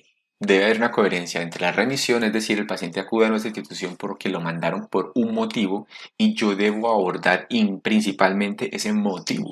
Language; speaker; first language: Spanish; native; Spanish